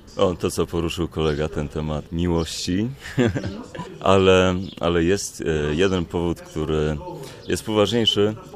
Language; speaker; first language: Polish; native; Polish